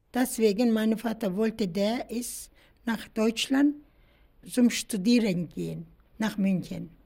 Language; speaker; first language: German; non-native, learner; Turkish